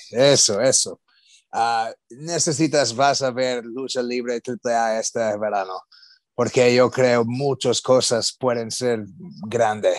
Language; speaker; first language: Spanish; non-native, learner; English